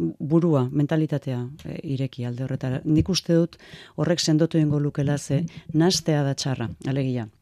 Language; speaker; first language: Basque; native; Basque